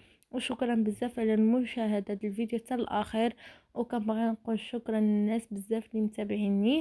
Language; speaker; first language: Arabic; native; Arabic